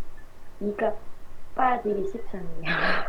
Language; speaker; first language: Korean; non-native, learner; Vietnamese